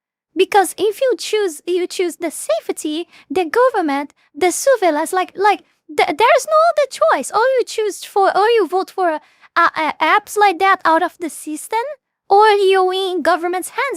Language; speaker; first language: English; non-native, fluent; Portuguese